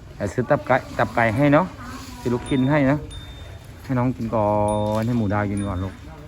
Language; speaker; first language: Thai; native; Thai